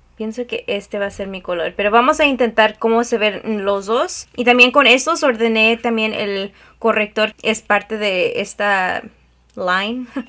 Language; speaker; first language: Spanish; early bilingual, heritage; Spanish